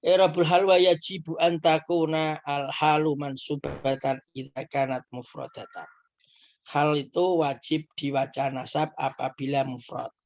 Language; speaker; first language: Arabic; non-native, fluent; Indonesian